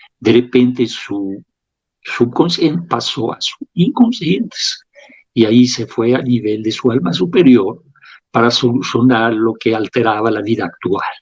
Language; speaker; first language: Spanish; non-native, fluent; French